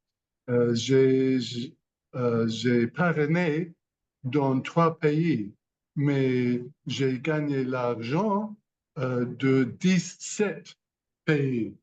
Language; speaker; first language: French; non-native, learner; English